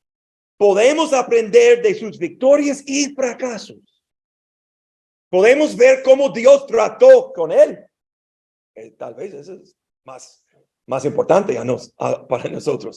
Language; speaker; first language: Spanish; non-native, fluent; English